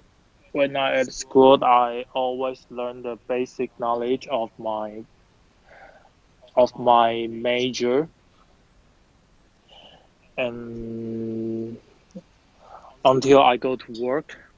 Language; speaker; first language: English; non-native, learner; Chinese